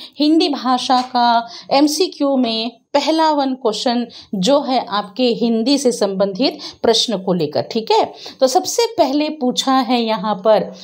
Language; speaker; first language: Hindi; native; Hindi